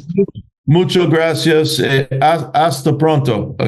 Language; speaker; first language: Spanish; non-native, learner; English